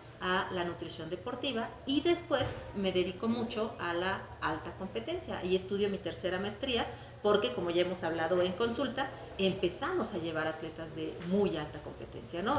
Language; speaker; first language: Spanish; native; Spanish